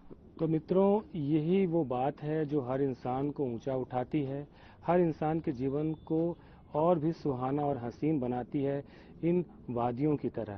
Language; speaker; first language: Hindi; native; Hindi